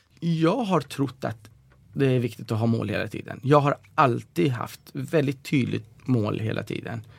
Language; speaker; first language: Swedish; early bilingual, other home language; Persian